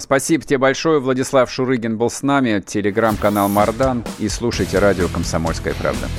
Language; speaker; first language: Russian; native; Russian